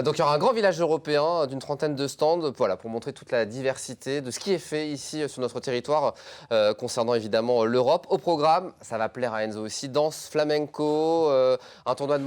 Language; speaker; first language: French; native; French